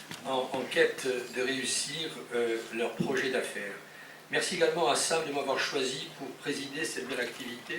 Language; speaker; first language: French; native; French